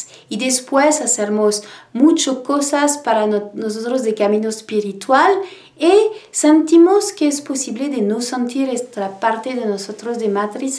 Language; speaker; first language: Spanish; non-native, learner; French